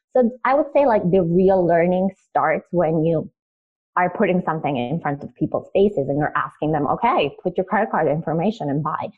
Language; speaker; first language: English; early bilingual, other home language; Italian